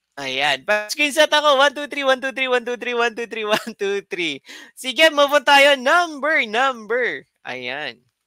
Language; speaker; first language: Filipino; native; Filipino